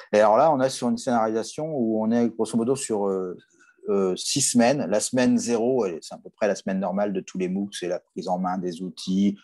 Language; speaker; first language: French; native; French